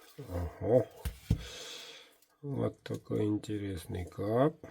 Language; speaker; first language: Russian; non-native, local second language; Yakut